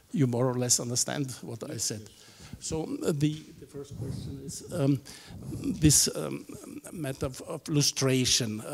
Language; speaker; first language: English; non-native, fluent; German